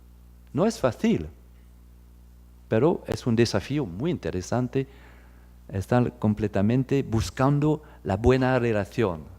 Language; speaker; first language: Spanish; non-native, fluent; French